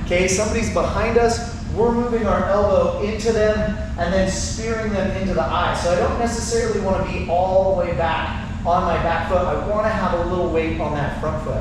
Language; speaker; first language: English; native; English